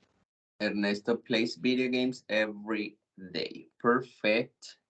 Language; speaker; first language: English; non-native, fluent; Spanish